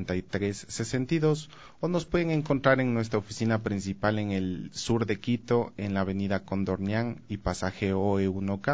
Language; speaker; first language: Spanish; native; Spanish